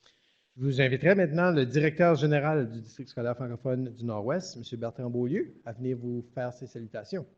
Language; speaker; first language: French; native; French